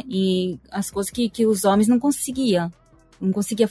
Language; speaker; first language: Portuguese; early bilingual, heritage; Portuguese